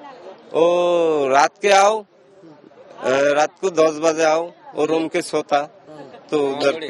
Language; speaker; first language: Hindi; non-native, learner; Bangla